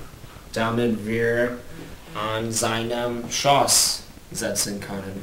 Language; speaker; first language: German; non-native, learner; English